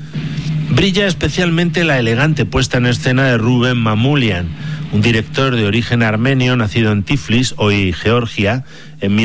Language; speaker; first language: Spanish; native; Spanish